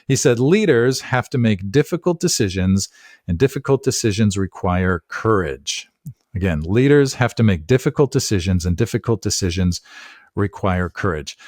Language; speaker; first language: English; native; English